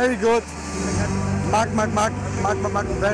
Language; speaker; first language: English; non-native, learner; German